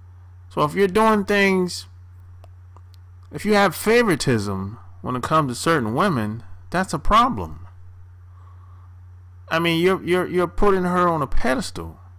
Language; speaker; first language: English; native; English